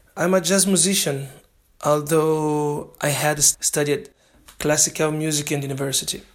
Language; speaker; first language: English; non-native, learner; Portuguese